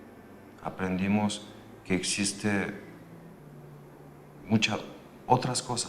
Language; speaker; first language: Spanish; early bilingual, other home language; Korean